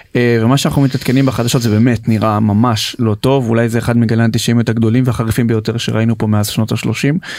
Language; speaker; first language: Hebrew; native; Hebrew